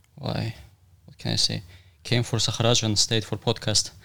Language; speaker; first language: English; non-native, fluent; Russian